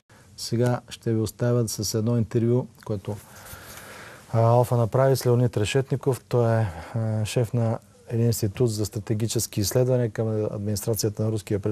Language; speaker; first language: Bulgarian; native; Bulgarian